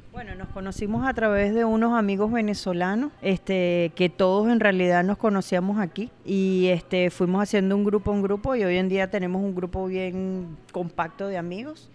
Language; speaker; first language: Spanish; native; Spanish